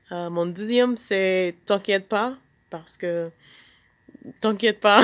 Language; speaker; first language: French; non-native, learner; English